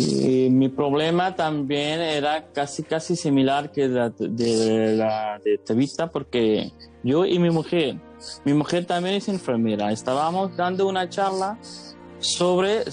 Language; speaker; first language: Spanish; non-native, fluent; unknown